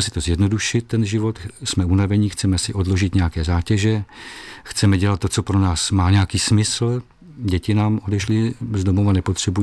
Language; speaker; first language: Czech; native; Czech